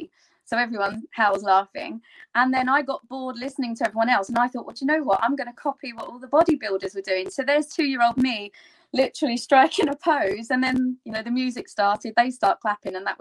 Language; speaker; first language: English; native; English